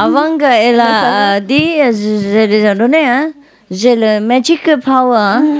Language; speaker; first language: French; non-native, learner; Vietnamese